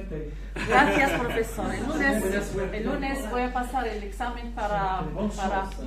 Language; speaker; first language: Spanish; non-native, learner; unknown